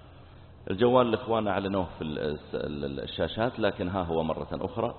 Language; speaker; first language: Arabic; native; Arabic